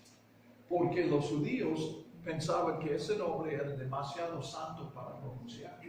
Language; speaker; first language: Spanish; non-native, fluent; English